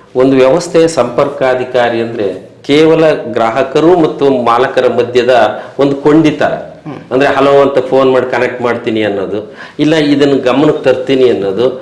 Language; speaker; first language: Kannada; native; Kannada